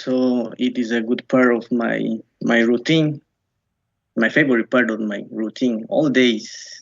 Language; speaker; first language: English; non-native, learner; Spanish